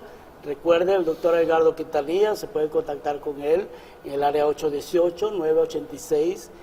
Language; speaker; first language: Spanish; native; Spanish